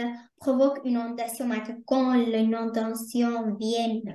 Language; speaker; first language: French; non-native, learner; Arabic